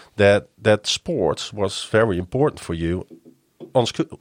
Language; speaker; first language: English; non-native, fluent; Dutch